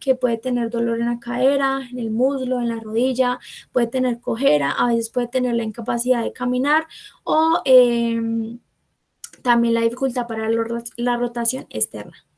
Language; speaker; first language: Spanish; native; Spanish